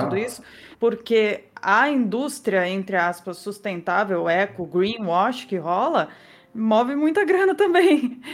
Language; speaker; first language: Portuguese; native; Portuguese